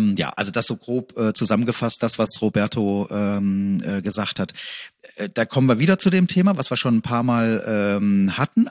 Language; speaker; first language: German; native; German